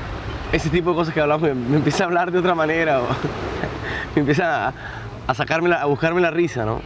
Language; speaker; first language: Spanish; native; Spanish